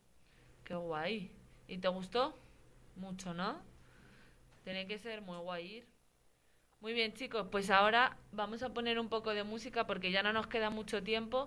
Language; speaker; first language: Spanish; native; Spanish